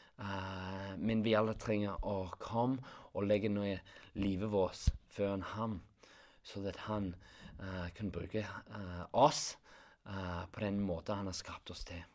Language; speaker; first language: Norwegian; non-native, fluent; English